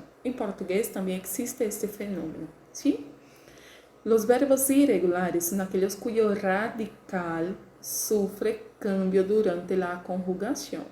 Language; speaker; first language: Spanish; non-native, learner; Portuguese